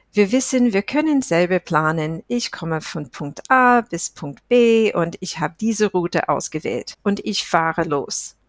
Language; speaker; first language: German; non-native, fluent; English